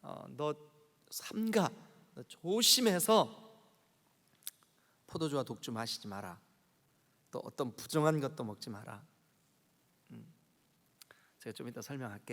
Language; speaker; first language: Korean; native; Korean